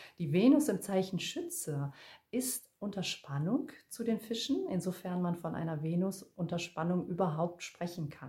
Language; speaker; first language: German; native; German